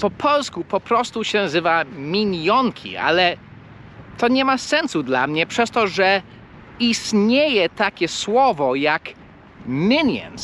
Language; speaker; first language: Polish; non-native, fluent; English